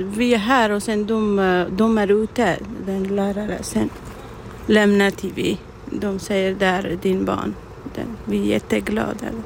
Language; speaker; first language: Swedish; non-native, learner; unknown